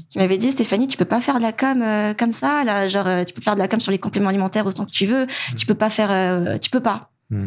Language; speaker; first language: French; non-native, local second language; Malagasy